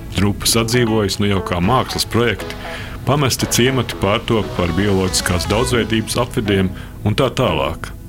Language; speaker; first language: Latvian; native; Latvian